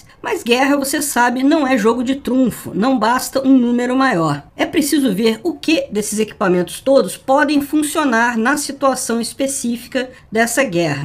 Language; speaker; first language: Portuguese; native; Portuguese